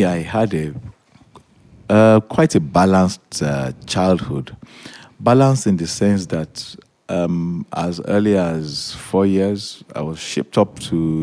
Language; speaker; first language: English; non-native, local second language; Yoruba